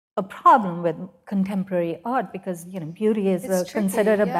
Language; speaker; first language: English; non-native, local second language; Urdu